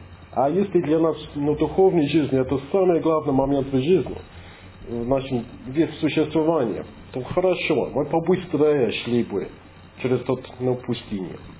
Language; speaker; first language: Russian; non-native, fluent; English